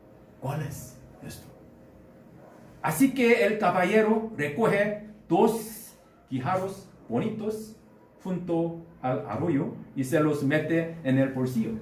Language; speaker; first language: Spanish; non-native, learner; Korean